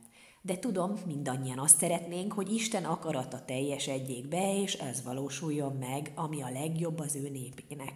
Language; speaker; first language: Hungarian; native; Hungarian